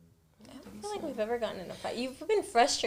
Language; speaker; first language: English; native; English